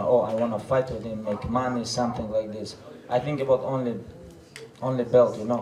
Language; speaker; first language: English; non-native, learner; Russian